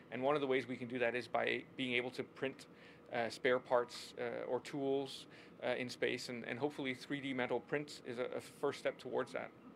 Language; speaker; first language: English; non-native, fluent; Danish